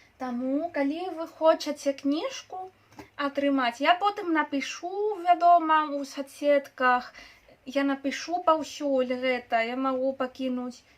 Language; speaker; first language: Belarusian; non-native, local second language; Russian